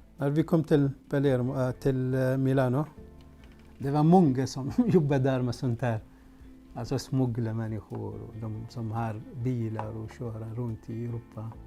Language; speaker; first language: Swedish; non-native, fluent; Arabic